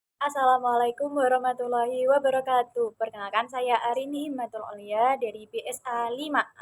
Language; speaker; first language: Indonesian; native; Indonesian